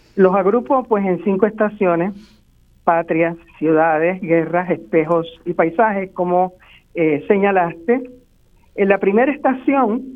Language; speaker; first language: Spanish; native; Spanish